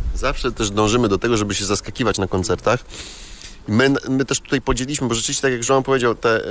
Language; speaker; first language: Polish; non-native, fluent; Portuguese